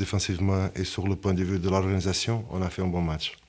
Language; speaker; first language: French; non-native, fluent; Portuguese